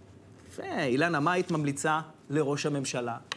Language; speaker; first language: Hebrew; native; Hebrew